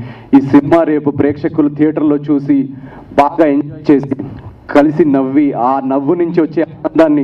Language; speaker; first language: Telugu; native; Telugu